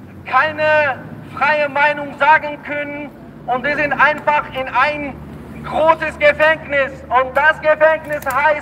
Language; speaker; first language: German; non-native, fluent; Tajik